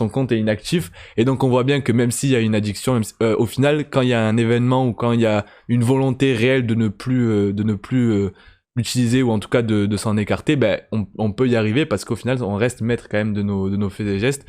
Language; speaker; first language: French; native; French